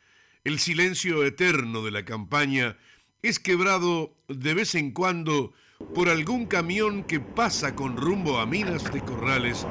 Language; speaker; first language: Spanish; native; Spanish